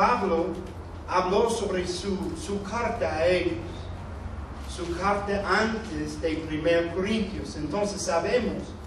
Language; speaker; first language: Spanish; non-native, fluent; English